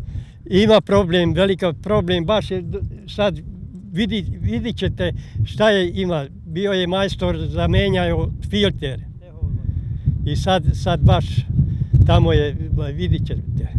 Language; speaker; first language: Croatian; non-native, local second language; Hungarian